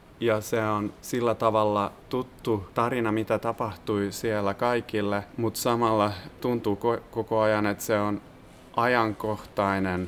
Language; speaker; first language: Finnish; non-native, fluent; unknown